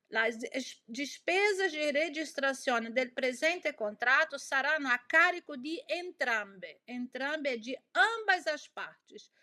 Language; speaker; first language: Italian; non-native, fluent; Portuguese